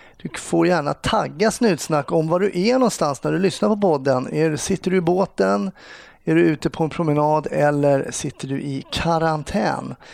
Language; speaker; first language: Swedish; native; Swedish